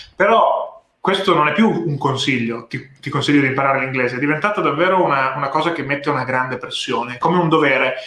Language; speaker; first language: Italian; native; Italian